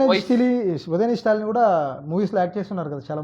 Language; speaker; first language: Telugu; native; Telugu